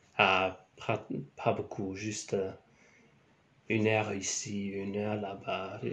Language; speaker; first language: French; non-native, learner; English